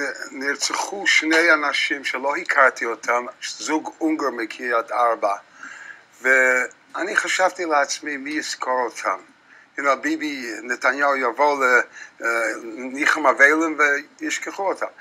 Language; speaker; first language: Hebrew; non-native, fluent; English